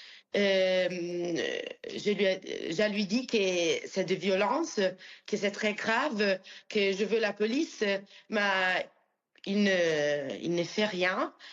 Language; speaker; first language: French; non-native, learner; Italian